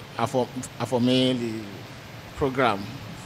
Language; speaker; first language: French; non-native, learner; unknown